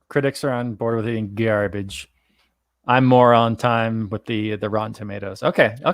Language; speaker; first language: English; native; English